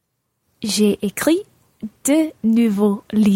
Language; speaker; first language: French; non-native, learner; English